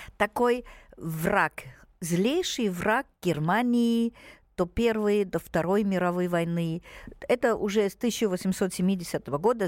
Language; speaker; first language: Russian; non-native, fluent; German